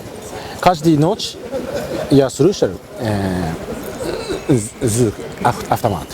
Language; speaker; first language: Russian; non-native, learner; Japanese